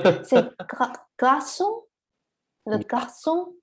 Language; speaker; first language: French; non-native, learner; Chinese